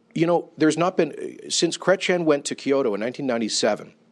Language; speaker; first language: English; native; English